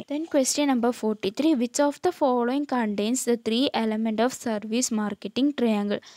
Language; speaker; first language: English; non-native, local second language; Malayalam